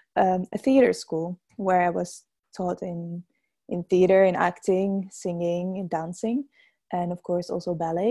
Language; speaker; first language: English; non-native, fluent; Dutch